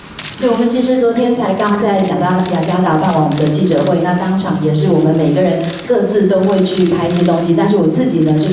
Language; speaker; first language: Chinese; native; Chinese